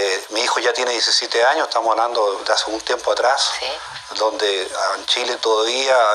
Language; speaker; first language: Spanish; native; Spanish